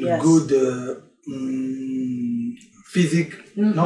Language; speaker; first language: English; non-native, learner; French